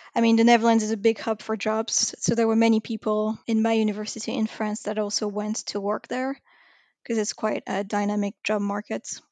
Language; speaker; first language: English; non-native, fluent; French